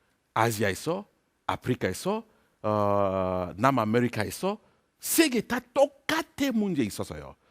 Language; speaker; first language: Korean; non-native, learner; French